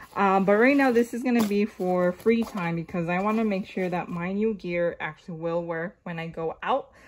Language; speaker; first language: English; native; English